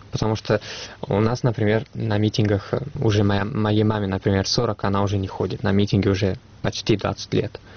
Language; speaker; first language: Russian; non-native, fluent; Italian